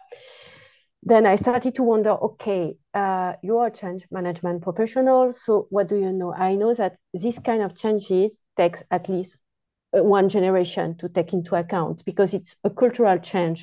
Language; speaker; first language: English; non-native, fluent; French